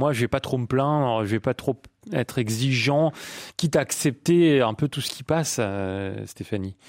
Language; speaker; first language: French; native; French